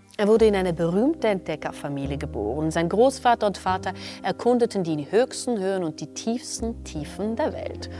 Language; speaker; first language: German; native; German